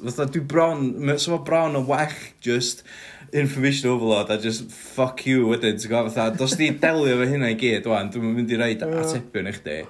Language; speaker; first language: Welsh; native; Welsh